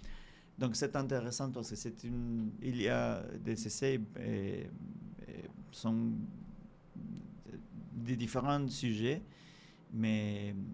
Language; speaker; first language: French; non-native, fluent; Spanish